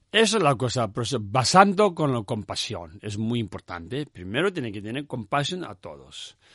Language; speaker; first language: Spanish; non-native, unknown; Tibetan